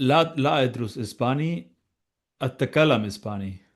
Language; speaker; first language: Arabic; non-native, learner; Spanish